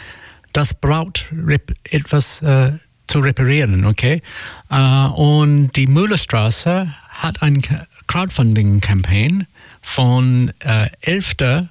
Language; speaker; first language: German; non-native, learner; English